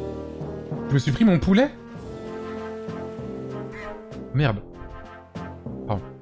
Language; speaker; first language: French; native; French